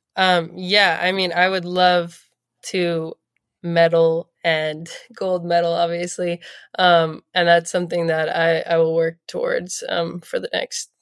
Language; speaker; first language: English; native; English